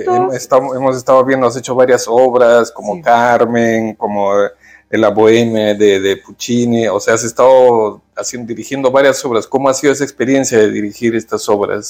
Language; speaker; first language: Spanish; native; Spanish